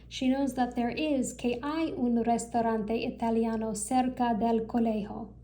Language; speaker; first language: Spanish; non-native, learner; English